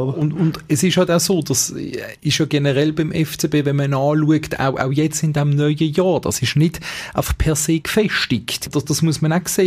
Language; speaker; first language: German; native; German